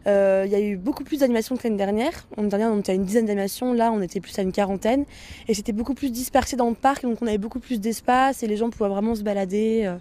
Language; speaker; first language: French; native; French